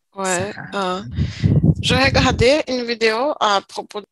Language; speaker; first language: French; non-native, learner; Portuguese